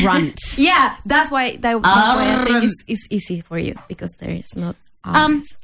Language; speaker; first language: English; non-native, fluent; Spanish